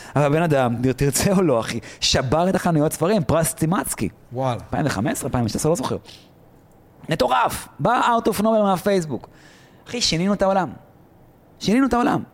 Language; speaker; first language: Hebrew; early bilingual, other home language; Arabic